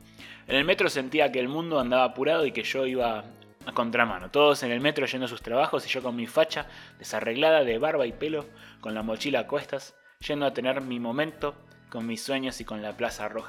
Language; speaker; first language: Spanish; native; Spanish